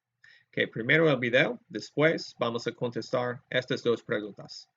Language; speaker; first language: Spanish; non-native, fluent; English